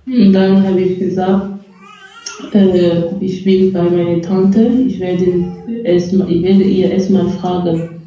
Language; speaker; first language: German; non-native, fluent; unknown